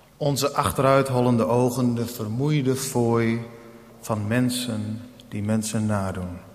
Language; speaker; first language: Dutch; non-native, local second language; Western Frisian